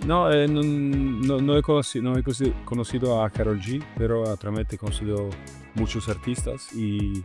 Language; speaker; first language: Spanish; non-native, learner; Italian